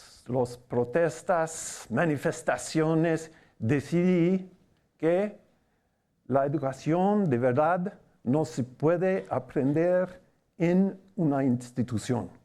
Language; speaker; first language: Spanish; non-native, fluent; English